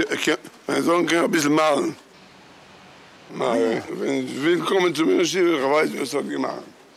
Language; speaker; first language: German; non-native, learner; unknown